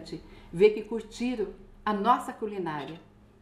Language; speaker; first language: Portuguese; native; Portuguese